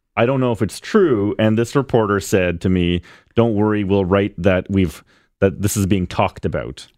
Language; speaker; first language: English; native; English